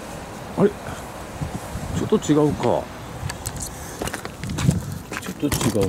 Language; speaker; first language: Japanese; native; Japanese